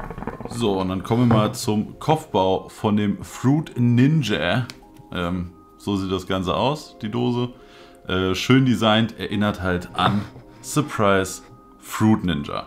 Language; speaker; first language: German; native; German